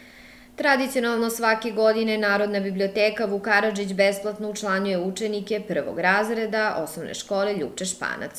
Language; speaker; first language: Serbian; native; Serbian